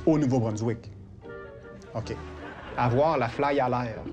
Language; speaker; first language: French; native; French